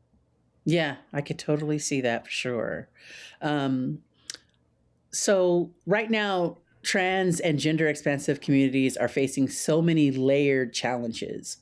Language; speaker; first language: English; native; English